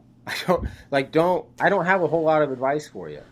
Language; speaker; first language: English; native; English